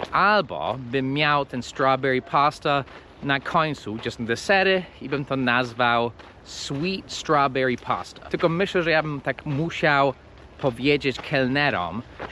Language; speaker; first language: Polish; early bilingual, heritage; Polish